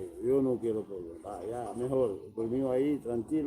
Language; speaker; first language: Spanish; non-native, learner; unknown